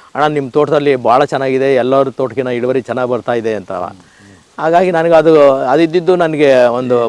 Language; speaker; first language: Kannada; native; Kannada